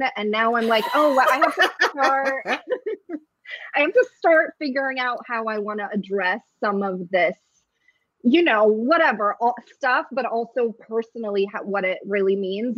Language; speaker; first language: English; early bilingual, other home language; Russian